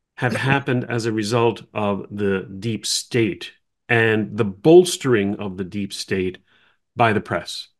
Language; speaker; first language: English; native; English